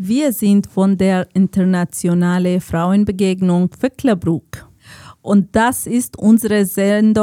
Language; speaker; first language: German; non-native, fluent; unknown